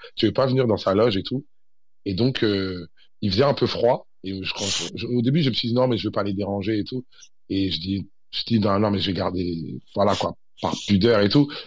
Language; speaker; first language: French; early bilingual, other home language; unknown